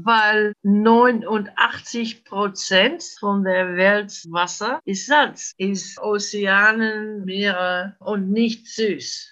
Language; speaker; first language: German; non-native, fluent; English